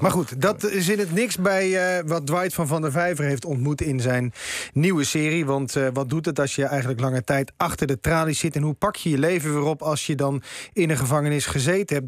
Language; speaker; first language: Dutch; native; Dutch